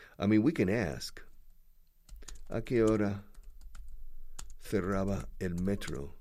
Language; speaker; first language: Spanish; non-native, fluent; English